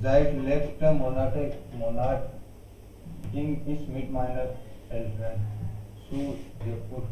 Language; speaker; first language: German; non-native, learner; Hindi